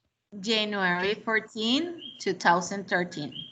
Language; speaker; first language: English; non-native, learner; Spanish